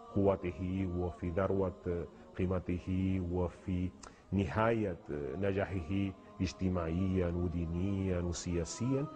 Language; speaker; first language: Arabic; non-native, fluent; Spanish